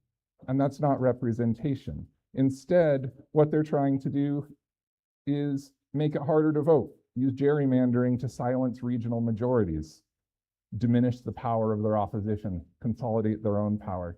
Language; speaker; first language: English; native; English